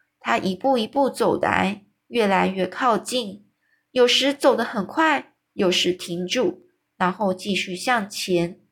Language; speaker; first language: Chinese; native; Chinese